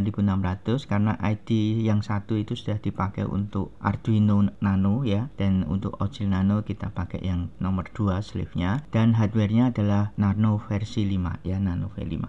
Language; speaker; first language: Indonesian; native; Indonesian